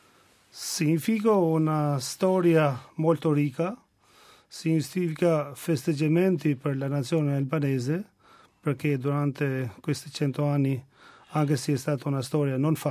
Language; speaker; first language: Italian; non-native, fluent; Albanian